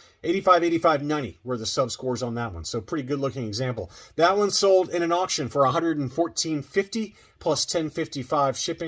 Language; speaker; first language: English; native; English